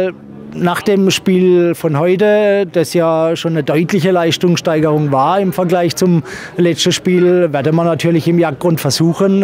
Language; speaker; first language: German; native; German